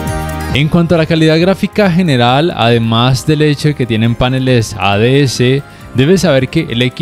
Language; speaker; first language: Spanish; native; Spanish